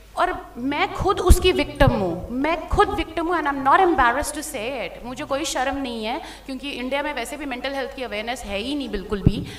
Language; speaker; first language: Hindi; native; Hindi